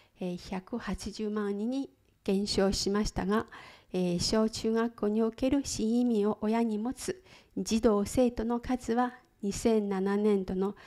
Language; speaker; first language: Japanese; non-native, fluent; Chinese